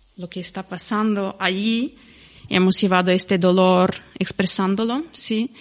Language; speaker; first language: Spanish; non-native, fluent; Ukrainian